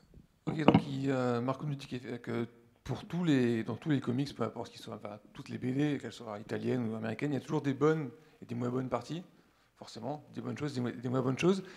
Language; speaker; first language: French; native; French